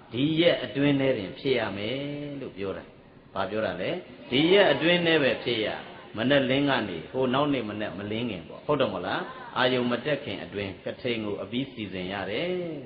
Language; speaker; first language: Burmese; native; Burmese